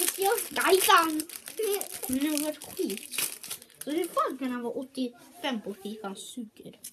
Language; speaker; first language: Swedish; native; Swedish